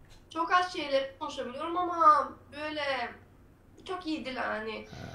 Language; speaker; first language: Turkish; non-native, fluent; Bulgarian